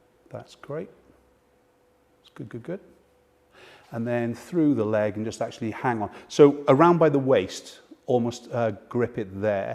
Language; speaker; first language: English; native; English